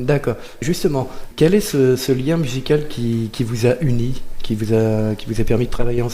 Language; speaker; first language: French; native; French